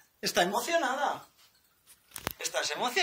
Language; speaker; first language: Spanish; native; Spanish